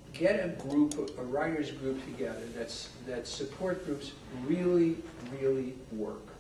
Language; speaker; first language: English; native; English